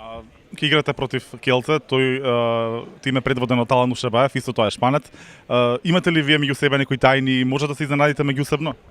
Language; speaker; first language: Macedonian; native; Macedonian